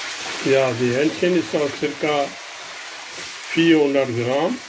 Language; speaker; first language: German; non-native, learner; Urdu